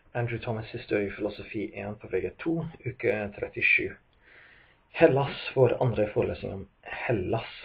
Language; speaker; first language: Norwegian; non-native, fluent; English